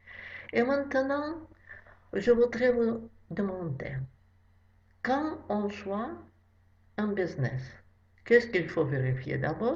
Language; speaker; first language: French; non-native, fluent; Russian